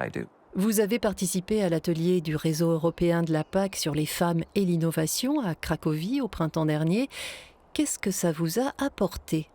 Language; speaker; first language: French; native; French